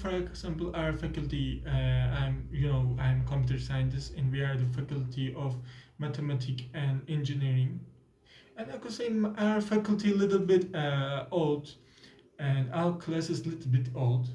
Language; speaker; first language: English; non-native, learner; Turkish